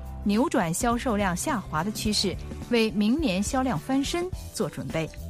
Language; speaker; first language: Chinese; native; Chinese